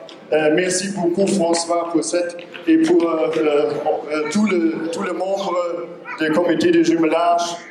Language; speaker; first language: French; non-native, fluent; German